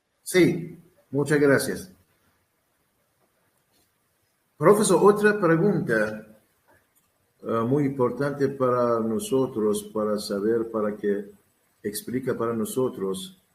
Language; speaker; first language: Spanish; non-native, learner; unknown